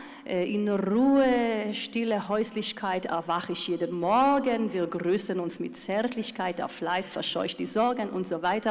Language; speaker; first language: German; non-native, fluent; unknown